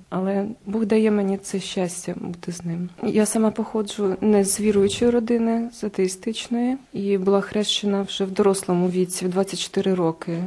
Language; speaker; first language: Ukrainian; native; Ukrainian